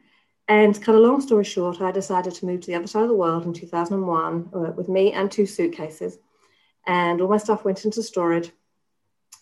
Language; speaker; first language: English; native; English